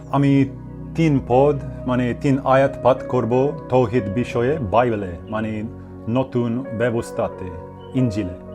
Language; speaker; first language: Bangla; non-native, learner; English